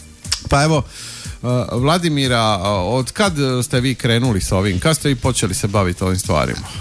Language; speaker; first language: Croatian; native; Croatian